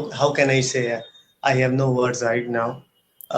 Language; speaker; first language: English; non-native, learner; Hindi